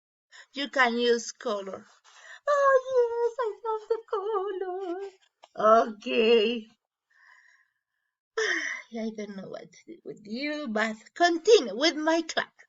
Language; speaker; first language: English; non-native, learner; Spanish